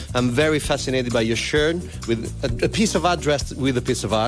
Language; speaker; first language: English; non-native, fluent; Italian